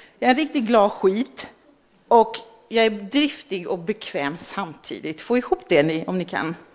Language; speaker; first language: Swedish; early bilingual, other home language; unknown